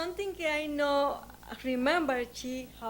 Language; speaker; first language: English; non-native, learner; Spanish